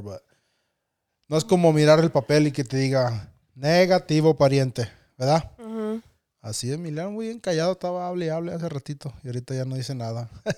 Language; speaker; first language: Spanish; early bilingual, heritage; Spanish